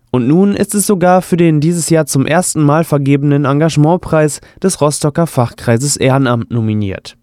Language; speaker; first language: German; native; German